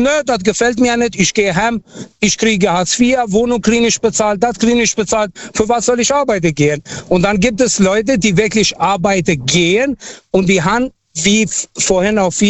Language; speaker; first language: German; non-native, fluent; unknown